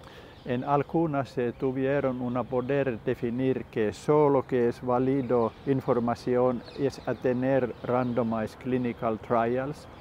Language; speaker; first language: Spanish; non-native, learner; Finnish